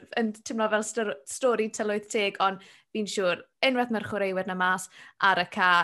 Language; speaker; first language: Welsh; native; Welsh